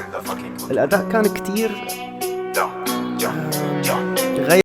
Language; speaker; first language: Arabic; native; Arabic